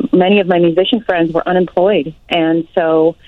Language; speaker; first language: English; native; English